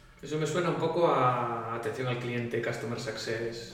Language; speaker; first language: Spanish; native; Spanish